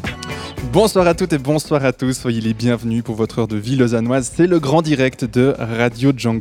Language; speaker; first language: French; native; French